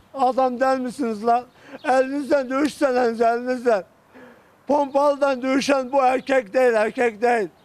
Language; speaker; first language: Turkish; non-native, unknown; Arabic